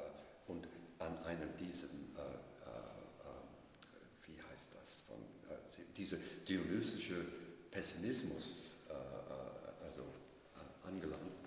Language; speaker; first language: German; non-native, fluent; English